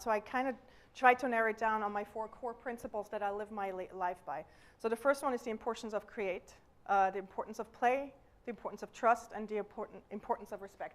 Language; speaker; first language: English; non-native, fluent; German